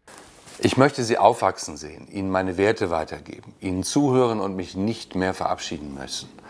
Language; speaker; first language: German; native; German